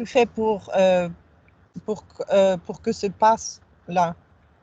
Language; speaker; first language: French; non-native, fluent; German